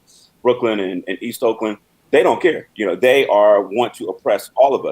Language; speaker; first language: English; native; English